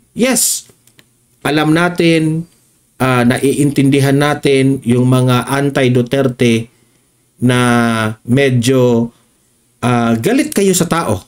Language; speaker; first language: Filipino; non-native, local second language; Cebuano